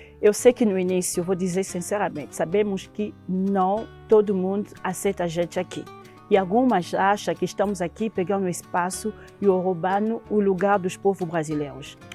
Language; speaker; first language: Portuguese; non-native, fluent; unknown